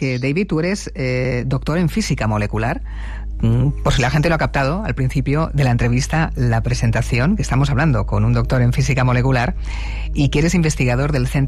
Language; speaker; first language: Spanish; native; Spanish